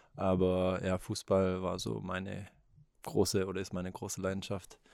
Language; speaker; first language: German; native; German